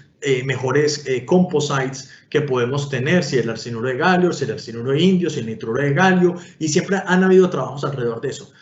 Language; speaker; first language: Spanish; native; Spanish